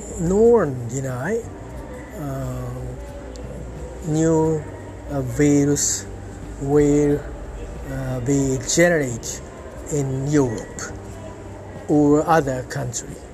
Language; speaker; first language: English; non-native, learner; Japanese